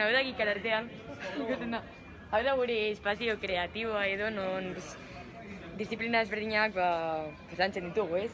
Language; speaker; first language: Basque; non-native, local second language; Spanish